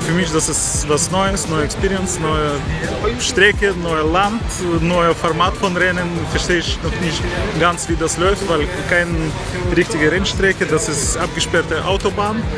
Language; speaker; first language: German; non-native, learner; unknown